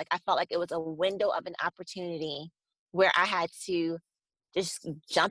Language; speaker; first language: English; native; English